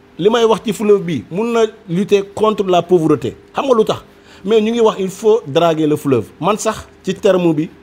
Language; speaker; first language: Wolof; non-native, local second language; Fula